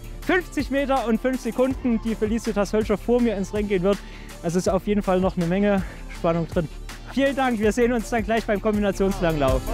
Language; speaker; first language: German; native; German